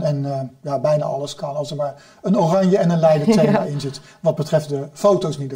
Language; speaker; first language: Dutch; native; Dutch